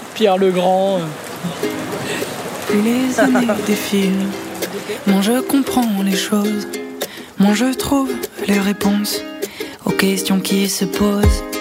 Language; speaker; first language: French; native; French